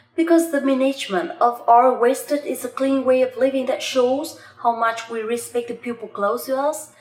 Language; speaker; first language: English; non-native, fluent; Vietnamese